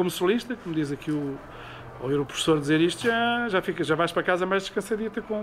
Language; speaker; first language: Portuguese; native; Portuguese